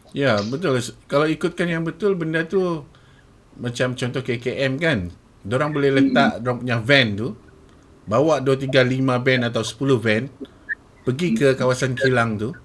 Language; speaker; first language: Malay; native; Malay